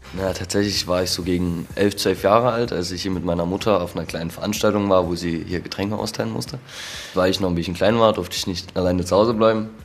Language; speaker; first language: German; native; German